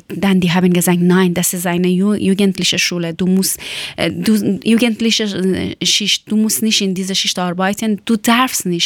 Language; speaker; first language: German; non-native, learner; Persian